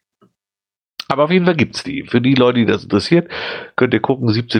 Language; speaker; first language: German; native; German